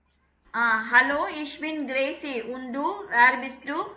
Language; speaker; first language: German; non-native, fluent; Tamil